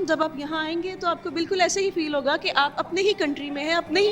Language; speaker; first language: Hindi; native; Hindi